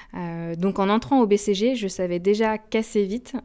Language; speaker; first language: French; native; French